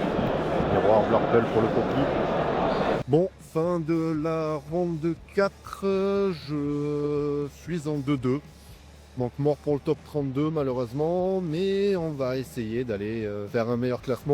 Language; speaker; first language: French; native; French